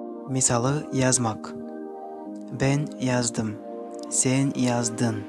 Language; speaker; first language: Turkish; non-native, fluent; Kyrgyz